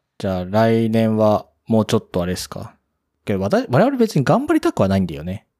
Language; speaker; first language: Japanese; native; Japanese